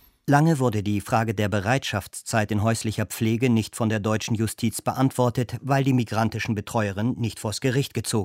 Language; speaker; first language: German; native; German